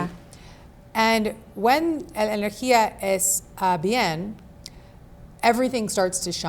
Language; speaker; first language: Spanish; non-native, learner; English